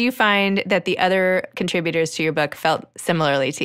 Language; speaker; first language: English; native; English